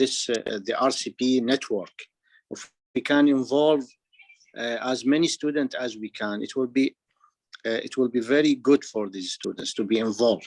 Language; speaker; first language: English; non-native, fluent; Arabic